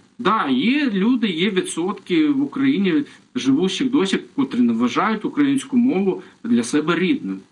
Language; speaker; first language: Ukrainian; non-native, local second language; Russian